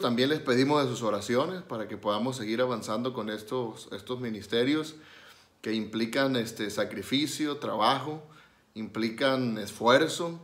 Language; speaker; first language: Spanish; native; Spanish